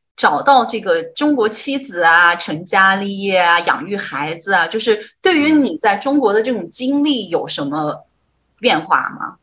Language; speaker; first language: Chinese; native; Chinese